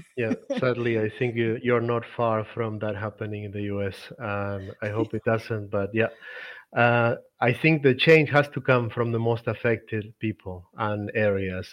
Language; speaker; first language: English; non-native, fluent; Spanish